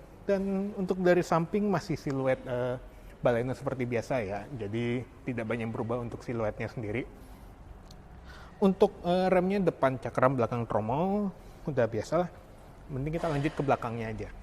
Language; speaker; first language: Indonesian; native; Indonesian